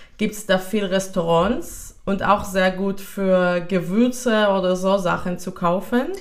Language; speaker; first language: German; non-native, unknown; Hebrew